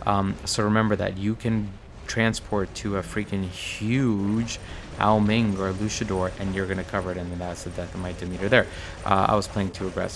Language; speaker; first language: English; native; English